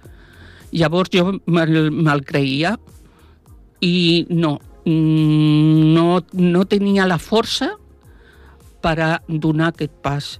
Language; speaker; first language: Catalan; non-native, local second language; Spanish